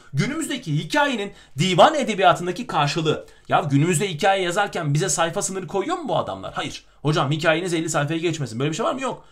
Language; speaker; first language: Turkish; native; Turkish